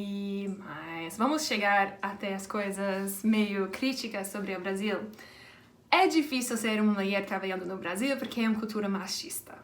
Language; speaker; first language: Portuguese; non-native, fluent; English